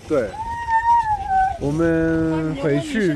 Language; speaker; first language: Chinese; non-native, learner; English